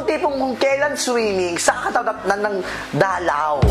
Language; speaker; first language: Filipino; native; Filipino